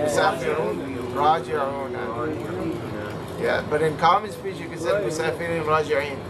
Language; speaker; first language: Arabic; early bilingual, heritage; Arabic